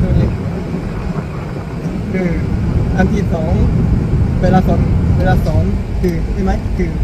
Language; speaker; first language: Thai; non-native, learner; Korean